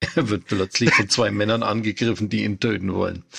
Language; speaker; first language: German; native; German